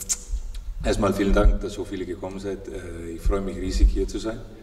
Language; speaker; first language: German; non-native, fluent; Icelandic